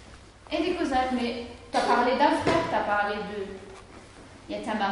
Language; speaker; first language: French; native; French